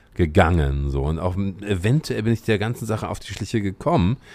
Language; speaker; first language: German; native; German